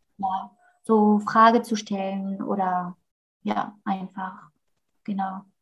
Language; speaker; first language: German; non-native, fluent; French